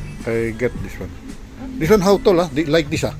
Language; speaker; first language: English; non-native, learner; Filipino